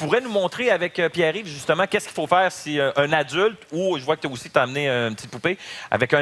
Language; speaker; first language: French; native; French